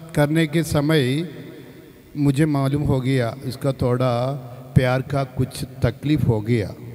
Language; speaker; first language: Hindi; non-native, local second language; Malayalam